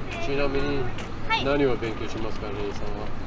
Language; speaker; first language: Japanese; non-native, learner; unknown